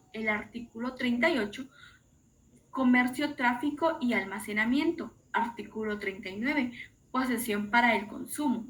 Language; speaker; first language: Spanish; native; Spanish